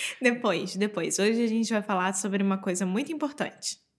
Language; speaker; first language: Portuguese; native; Portuguese